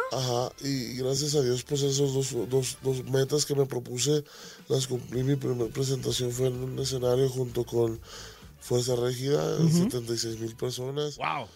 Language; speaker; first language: Spanish; native; Spanish